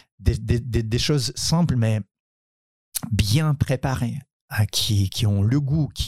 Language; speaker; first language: French; non-native, fluent; Ukrainian